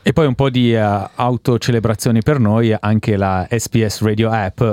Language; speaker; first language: Italian; native; Italian